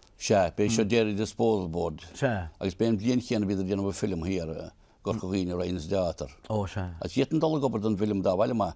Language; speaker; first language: Irish; native; Irish